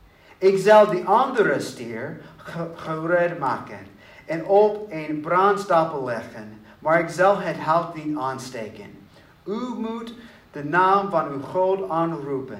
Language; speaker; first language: Dutch; non-native, learner; English